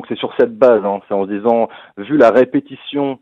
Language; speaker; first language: French; native; French